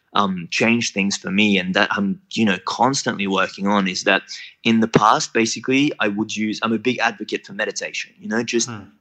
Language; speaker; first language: English; non-native, fluent; French